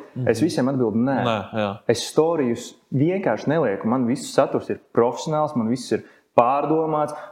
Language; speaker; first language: Latvian; native; Latvian